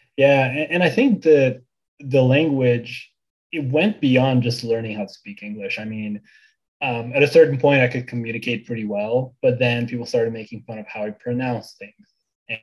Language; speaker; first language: English; early bilingual, other home language; Bulgarian